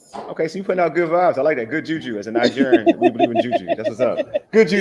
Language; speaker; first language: English; native; English